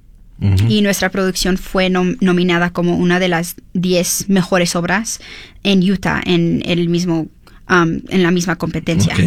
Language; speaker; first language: Spanish; early bilingual, heritage; Spanish